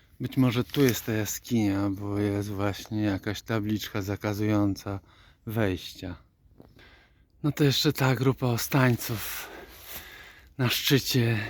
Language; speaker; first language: Polish; native; Polish